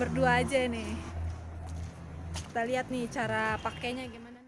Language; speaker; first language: Indonesian; native; Indonesian